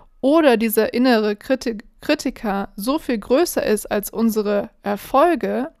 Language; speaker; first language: German; native; German